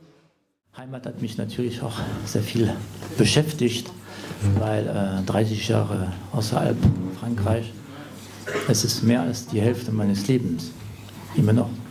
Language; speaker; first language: German; non-native, fluent; French